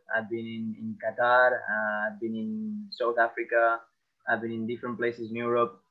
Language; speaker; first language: English; non-native, fluent; Catalan